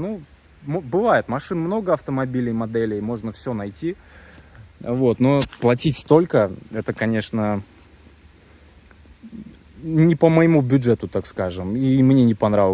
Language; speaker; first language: Russian; native; Russian